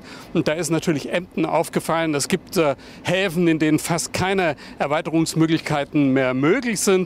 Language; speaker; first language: German; native; German